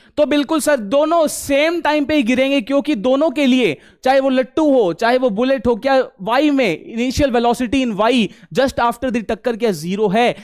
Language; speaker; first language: Hindi; native; Hindi